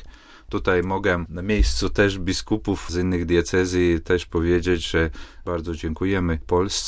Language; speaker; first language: Polish; non-native, fluent; Latvian